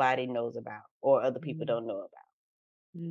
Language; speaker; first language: English; native; English